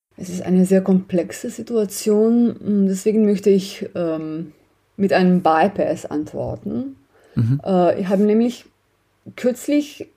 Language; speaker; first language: German; non-native, fluent; Slovenian